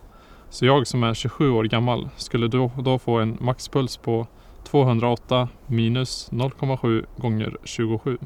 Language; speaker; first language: Swedish; native; Swedish